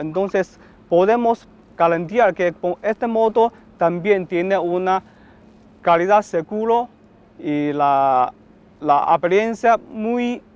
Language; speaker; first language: Spanish; non-native, learner; Chinese